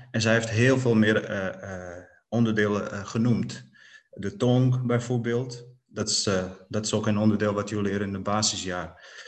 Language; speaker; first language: Dutch; non-native, fluent; Portuguese